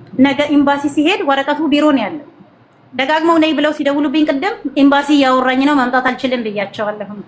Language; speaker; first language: Amharic; native; Amharic